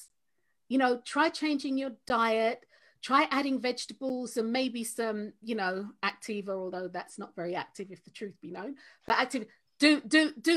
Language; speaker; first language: English; native; English